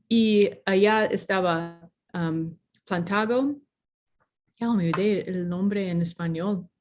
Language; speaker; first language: Spanish; non-native, fluent; English